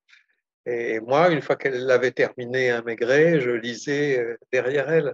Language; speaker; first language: French; native; French